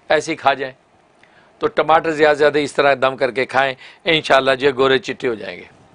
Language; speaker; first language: Urdu; native; Urdu